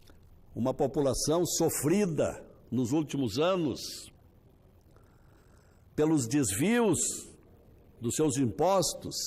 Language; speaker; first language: Portuguese; native; Portuguese